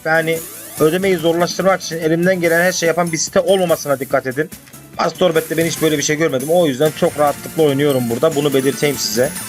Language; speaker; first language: Turkish; native; Turkish